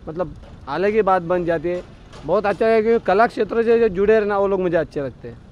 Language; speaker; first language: Hindi; non-native, local second language; Marathi